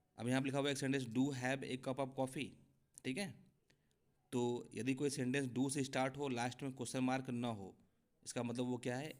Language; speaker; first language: Hindi; native; Hindi